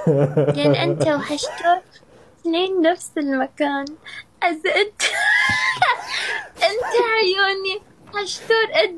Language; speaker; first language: Arabic; non-native, learner; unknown